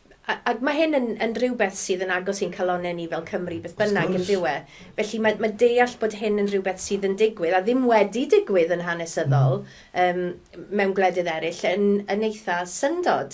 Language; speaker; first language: Welsh; native; Welsh